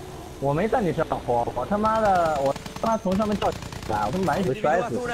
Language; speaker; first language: Chinese; native; Chinese